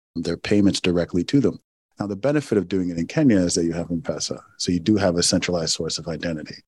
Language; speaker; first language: English; non-native, local second language; Igbo